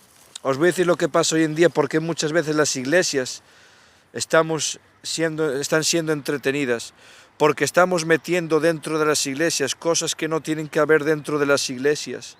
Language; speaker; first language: Spanish; native; Spanish